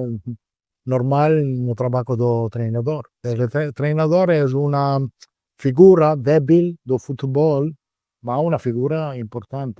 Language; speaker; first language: Portuguese; non-native, learner; Italian